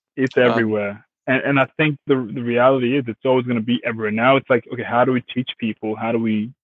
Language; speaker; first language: English; early bilingual, other home language; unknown